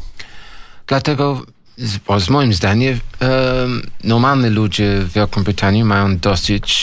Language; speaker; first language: Polish; non-native, fluent; English